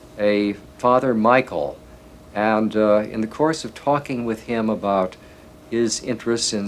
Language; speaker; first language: English; native; English